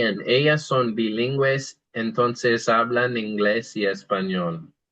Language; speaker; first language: Spanish; non-native, fluent; English